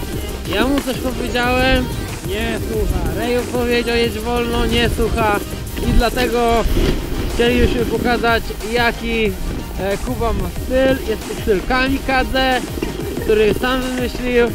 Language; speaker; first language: Polish; native; Polish